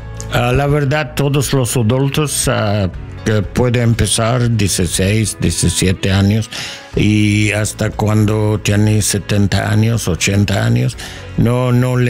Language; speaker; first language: Spanish; non-native, learner; English